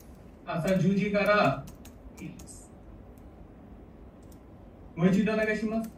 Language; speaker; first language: Japanese; non-native, learner; Bangla